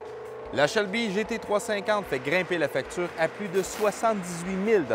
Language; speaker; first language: French; native; French